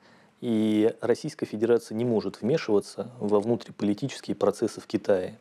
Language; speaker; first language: Russian; native; Russian